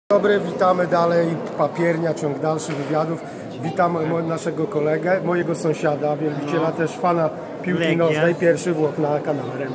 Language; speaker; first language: Polish; native; Polish